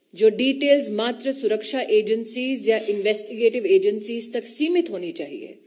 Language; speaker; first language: Hindi; native; Hindi